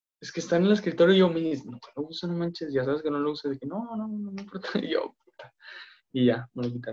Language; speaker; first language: Spanish; native; Spanish